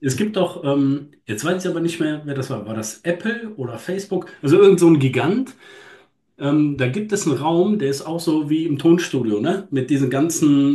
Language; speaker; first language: German; native; German